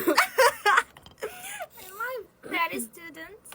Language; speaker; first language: English; non-native, learner; Korean